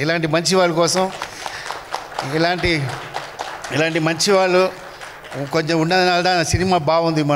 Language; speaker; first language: Telugu; non-native, learner; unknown